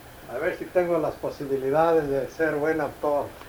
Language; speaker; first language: Spanish; native; Spanish